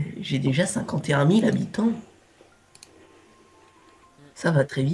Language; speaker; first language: French; native; French